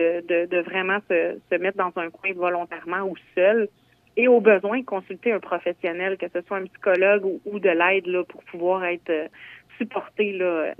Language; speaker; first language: French; native; French